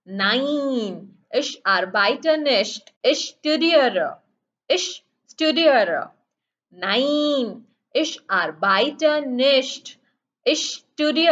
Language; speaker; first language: German; non-native, learner; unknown